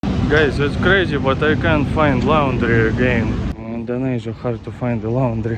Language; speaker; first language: English; non-native, fluent; Russian